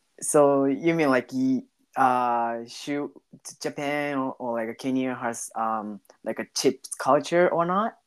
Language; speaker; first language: English; non-native, learner; Japanese